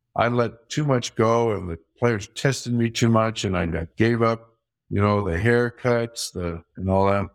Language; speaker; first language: English; early bilingual, other home language; Dutch